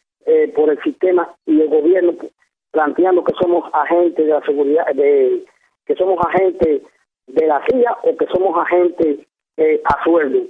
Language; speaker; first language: Spanish; native; Spanish